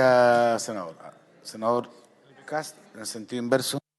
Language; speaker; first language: Spanish; native; Spanish